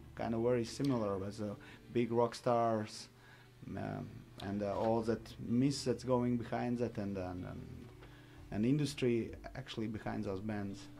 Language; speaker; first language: English; non-native, fluent; Latvian